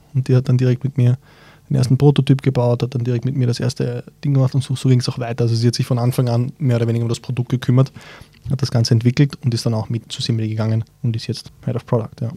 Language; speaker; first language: German; early bilingual, other home language; Bosnian